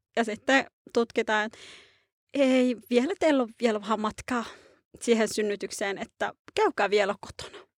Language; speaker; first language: Finnish; early bilingual, other home language; Somali